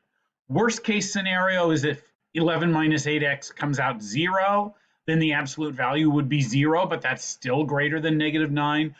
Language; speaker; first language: English; native; English